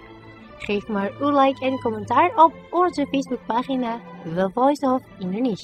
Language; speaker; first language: Dutch; non-native, learner; Indonesian